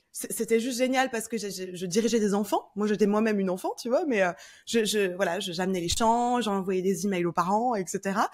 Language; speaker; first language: French; native; French